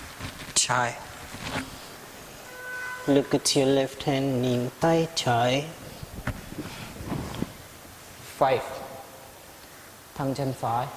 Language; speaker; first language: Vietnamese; non-native, learner; Hindi